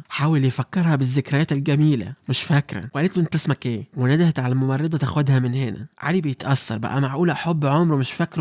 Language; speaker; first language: Arabic; native; Arabic